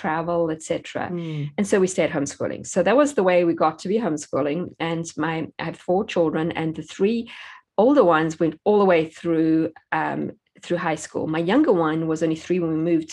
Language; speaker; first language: English; native; English